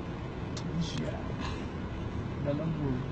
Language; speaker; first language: English; non-native, learner; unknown